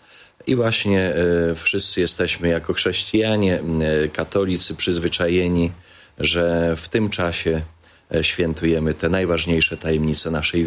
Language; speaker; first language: Polish; native; Polish